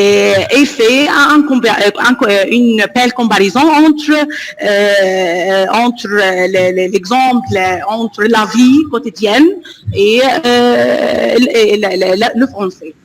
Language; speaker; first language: French; non-native, learner; Arabic